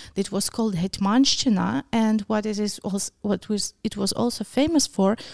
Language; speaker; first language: English; non-native, fluent; Ukrainian